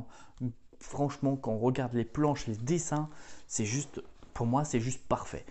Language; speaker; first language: French; native; French